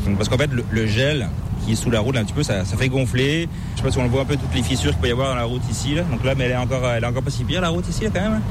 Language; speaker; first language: French; native; French